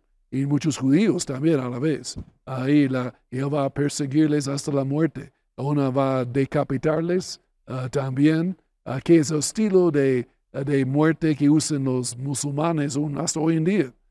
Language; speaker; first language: Spanish; non-native, fluent; English